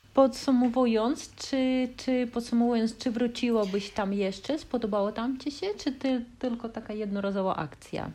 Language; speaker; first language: Polish; non-native, fluent; Russian